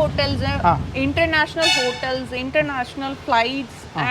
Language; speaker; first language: Malayalam; non-native, learner; Tamil